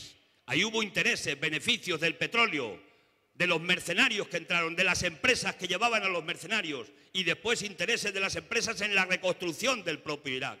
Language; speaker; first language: Spanish; native; Spanish